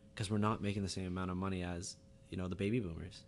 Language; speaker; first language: English; native; English